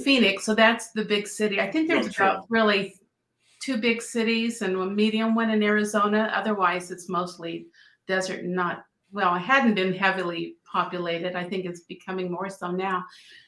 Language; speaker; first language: English; native; English